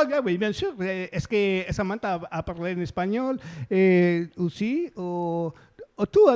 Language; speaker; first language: French; non-native, learner; Spanish